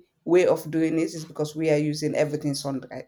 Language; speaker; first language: English; non-native, local second language; Fula